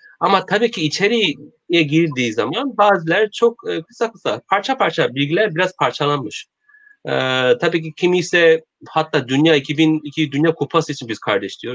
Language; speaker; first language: Turkish; non-native, learner; Korean